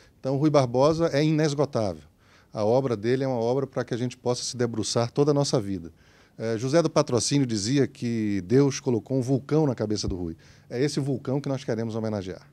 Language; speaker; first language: Portuguese; native; Portuguese